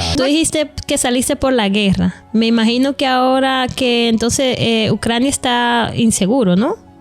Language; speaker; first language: Spanish; native; Spanish